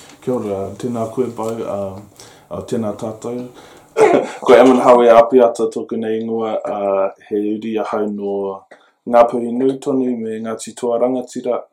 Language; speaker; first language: Māori; non-native, local second language; English